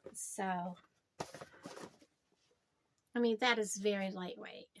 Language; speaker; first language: English; native; English